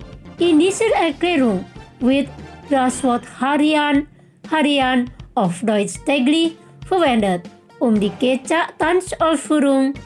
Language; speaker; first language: German; non-native, fluent; Indonesian